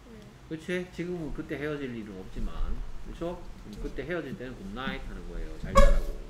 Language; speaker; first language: Korean; native; Korean